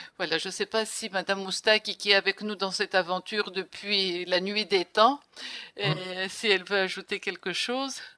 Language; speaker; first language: French; non-native, fluent; Greek